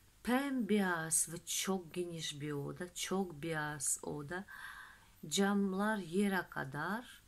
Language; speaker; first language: Turkish; non-native, fluent; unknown